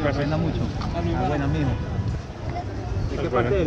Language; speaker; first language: Spanish; native; Spanish